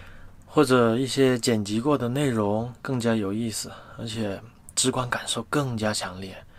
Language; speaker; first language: Chinese; native; Chinese